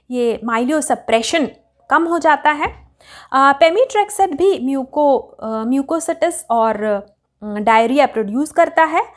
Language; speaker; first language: Hindi; native; Hindi